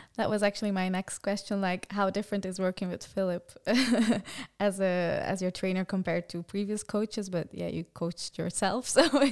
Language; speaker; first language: English; non-native, fluent; Dutch